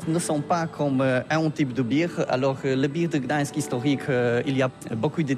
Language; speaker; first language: French; non-native, learner; Polish